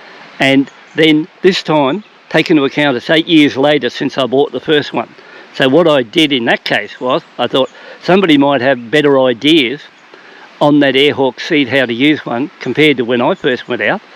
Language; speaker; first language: English; native; English